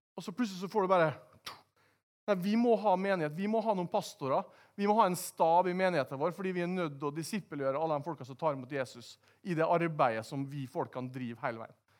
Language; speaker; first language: Norwegian; native; Norwegian